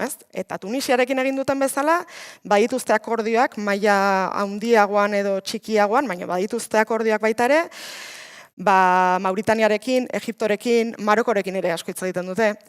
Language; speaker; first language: Basque; native; Basque